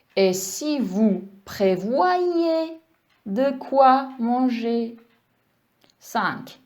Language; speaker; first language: French; non-native, fluent; Czech